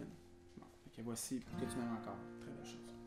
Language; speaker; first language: French; native; French